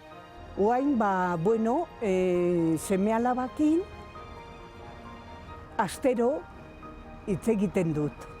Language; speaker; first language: Basque; non-native, local second language; Spanish